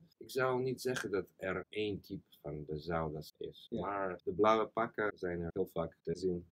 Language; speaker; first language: Dutch; non-native, fluent; Russian